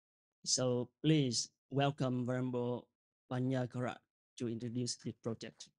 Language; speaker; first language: English; non-native, fluent; Vietnamese